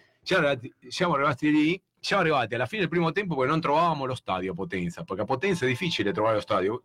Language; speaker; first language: Italian; native; Italian